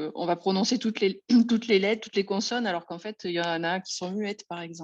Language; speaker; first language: French; native; French